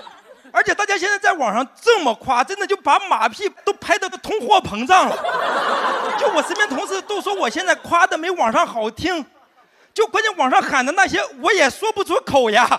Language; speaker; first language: Chinese; native; Chinese